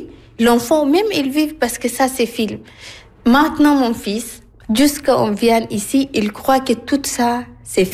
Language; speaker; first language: French; non-native, learner; Arabic